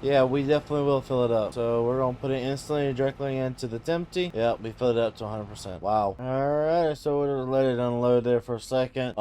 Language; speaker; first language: English; native; English